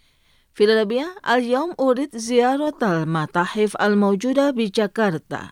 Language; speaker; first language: Arabic; non-native, fluent; Indonesian